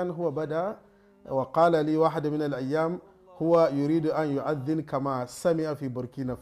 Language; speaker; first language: Arabic; non-native, fluent; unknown